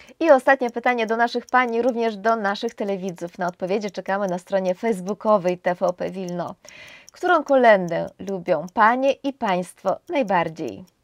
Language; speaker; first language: Polish; native; Polish